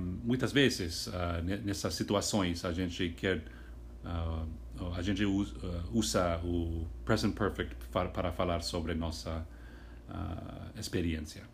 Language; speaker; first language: Portuguese; non-native, fluent; English